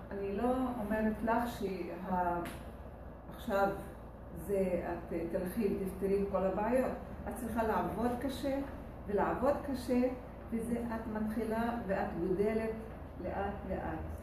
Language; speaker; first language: Hebrew; non-native, local second language; Arabic